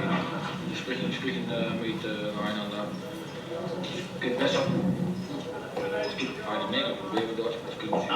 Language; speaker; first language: German; non-native, learner; Dutch